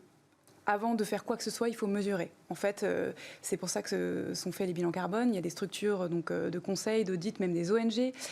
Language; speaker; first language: French; native; French